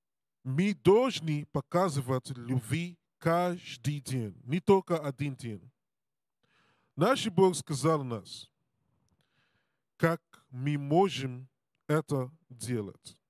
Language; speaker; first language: Russian; non-native, learner; Portuguese